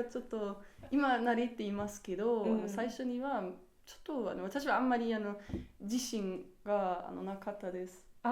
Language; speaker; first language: Japanese; non-native, learner; German